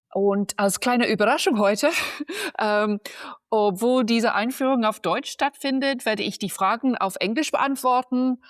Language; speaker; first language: German; non-native, fluent; English